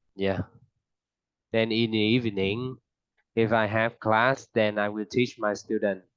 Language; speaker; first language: English; non-native, fluent; Vietnamese